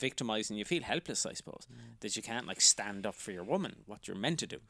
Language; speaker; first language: English; native; English